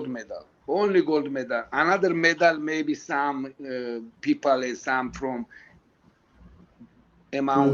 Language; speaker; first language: English; non-native, learner; Georgian